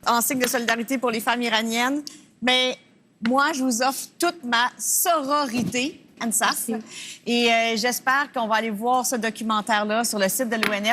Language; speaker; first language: French; native; French